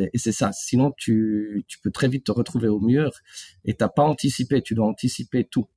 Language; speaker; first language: French; native; French